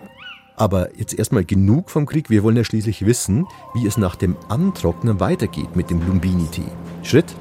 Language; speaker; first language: German; native; German